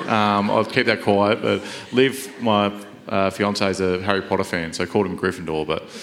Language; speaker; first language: English; native; English